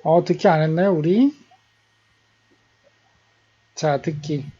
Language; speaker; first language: Korean; native; Korean